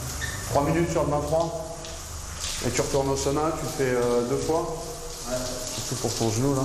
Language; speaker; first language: French; native; French